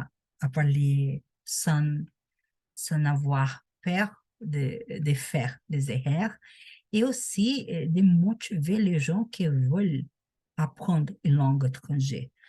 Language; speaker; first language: French; non-native, learner; Portuguese